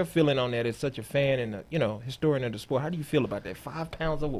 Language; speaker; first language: English; native; English